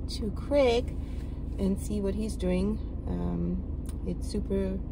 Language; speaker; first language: English; non-native, fluent; German